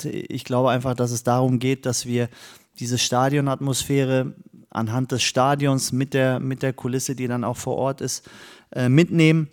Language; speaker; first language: German; native; German